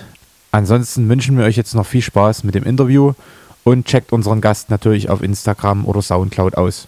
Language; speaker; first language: German; native; German